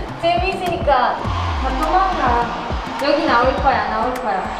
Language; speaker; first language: Korean; non-native, learner; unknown